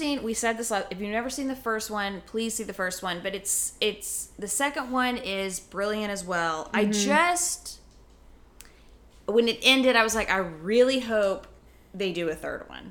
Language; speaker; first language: English; native; English